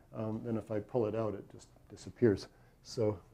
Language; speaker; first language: English; native; English